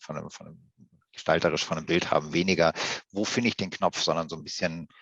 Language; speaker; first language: German; native; German